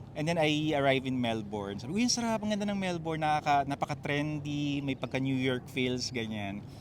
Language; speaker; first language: Filipino; native; Filipino